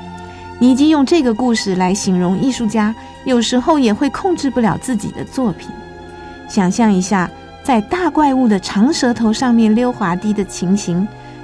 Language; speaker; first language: Chinese; native; Chinese